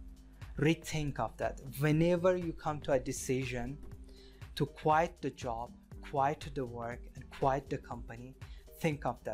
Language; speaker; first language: English; non-native, fluent; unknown